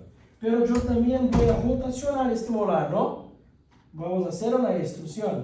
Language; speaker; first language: Spanish; non-native, fluent; Portuguese